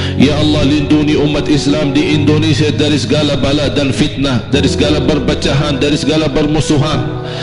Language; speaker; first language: Malay; non-native, fluent; Arabic